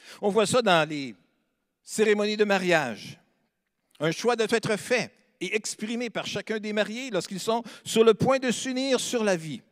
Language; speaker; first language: French; native; French